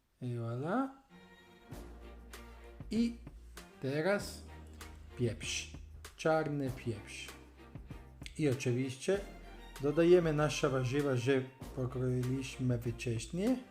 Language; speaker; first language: Polish; non-native, learner; Italian